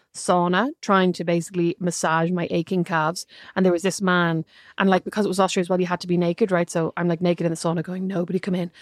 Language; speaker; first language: English; native; English